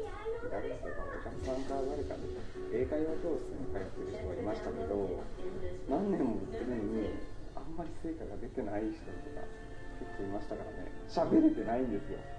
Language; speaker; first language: Japanese; native; Japanese